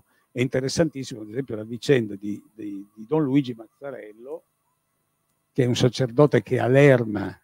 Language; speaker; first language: Italian; native; Italian